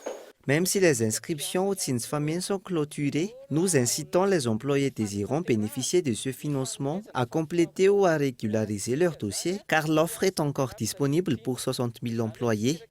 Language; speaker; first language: French; non-native, local second language; Malagasy